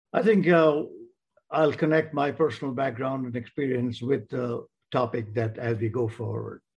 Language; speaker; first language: English; non-native, local second language; Bangla